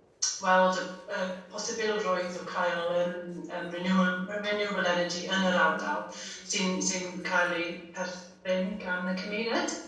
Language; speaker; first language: Welsh; non-native, fluent; English